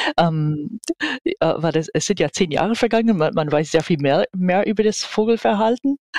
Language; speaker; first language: German; non-native, fluent; English